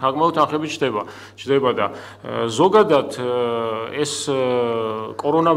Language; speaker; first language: Georgian; native; Georgian